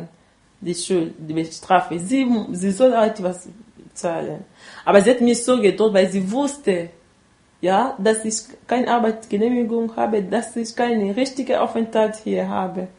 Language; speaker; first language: German; non-native, learner; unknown